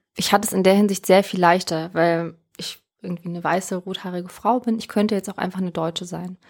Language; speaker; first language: German; early bilingual, other home language; Russian